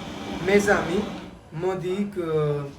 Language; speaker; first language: French; non-native, learner; Hindi